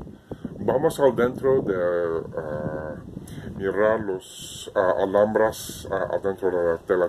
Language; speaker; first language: Spanish; non-native, learner; English